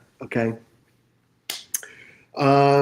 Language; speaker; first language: English; native; English